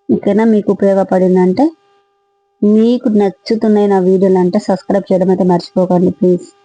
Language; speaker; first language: Telugu; non-native, local second language; Marathi